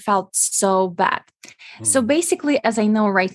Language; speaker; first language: English; non-native, fluent; Ukrainian